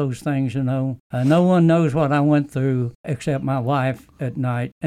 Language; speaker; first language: English; native; English